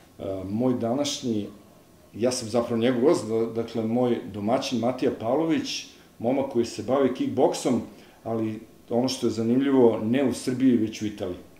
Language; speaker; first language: Serbian; native; Serbian